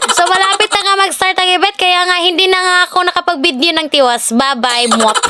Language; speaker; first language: Filipino; non-native, local second language; Cebuano